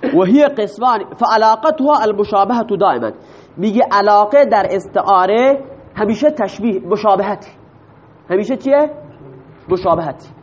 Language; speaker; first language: Persian; non-native, local second language; Baluchi